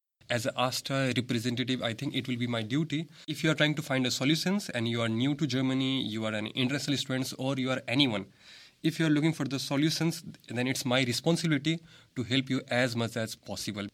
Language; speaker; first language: English; non-native, local second language; Hindi